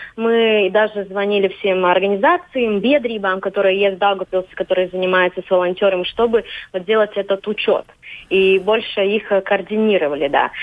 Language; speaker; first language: Russian; non-native, local second language; Latvian